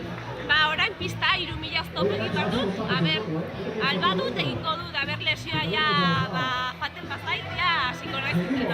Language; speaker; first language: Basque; non-native, local second language; Spanish